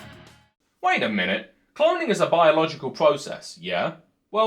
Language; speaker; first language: English; native; English